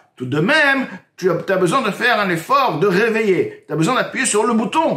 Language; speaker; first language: French; native; French